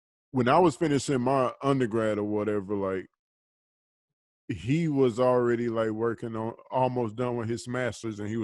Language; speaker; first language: English; native; English